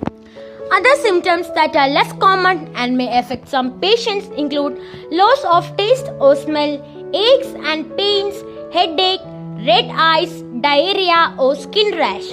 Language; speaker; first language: English; non-native, local second language; Malayalam